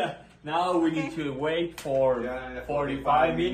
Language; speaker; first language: English; non-native, learner; Spanish